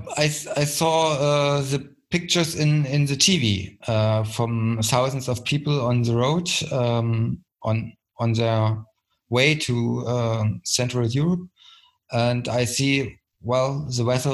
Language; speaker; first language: English; non-native, fluent; German